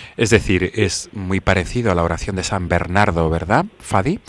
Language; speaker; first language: Spanish; native; Spanish